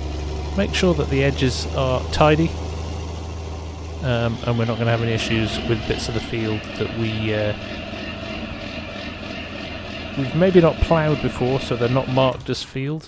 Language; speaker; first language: English; native; English